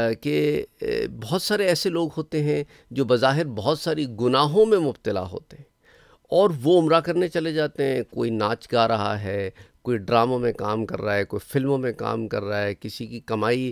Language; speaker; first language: Urdu; native; Urdu